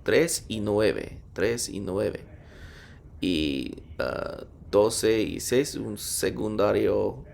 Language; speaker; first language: Spanish; non-native, learner; English